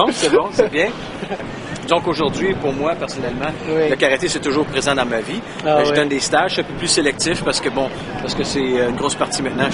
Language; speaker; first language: French; native; French